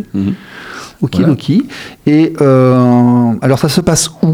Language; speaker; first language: French; native; French